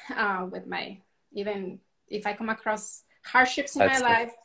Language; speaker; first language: English; non-native, fluent; Spanish